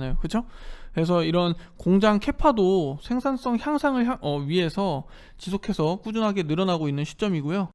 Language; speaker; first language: Korean; native; Korean